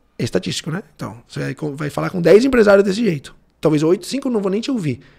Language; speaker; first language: Portuguese; early bilingual, heritage; Portuguese